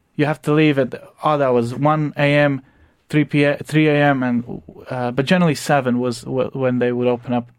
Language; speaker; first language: English; non-native, fluent; Croatian